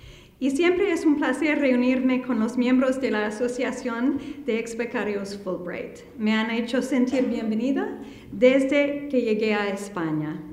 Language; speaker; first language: Spanish; non-native, fluent; English